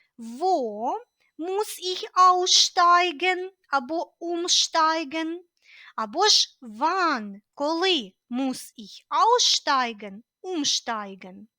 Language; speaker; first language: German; non-native, fluent; Ukrainian